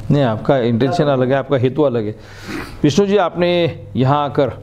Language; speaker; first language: Hindi; non-native, local second language; Marathi